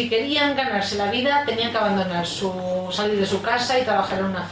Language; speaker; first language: Spanish; native; Spanish